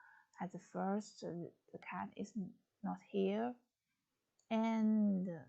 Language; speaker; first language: English; non-native, fluent; Chinese